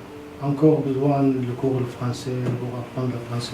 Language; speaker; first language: French; non-native, learner; Arabic